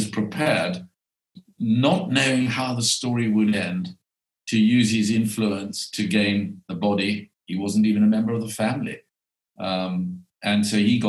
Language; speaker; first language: English; native; English